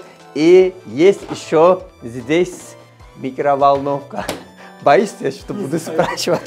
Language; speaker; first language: Russian; non-native, fluent; Turkish